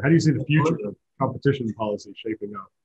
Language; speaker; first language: English; native; English